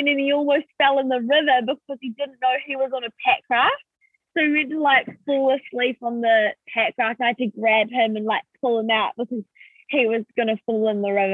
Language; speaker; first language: English; native; English